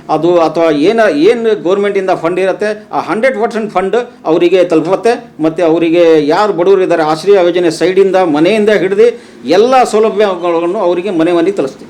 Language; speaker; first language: Kannada; non-native, local second language; Urdu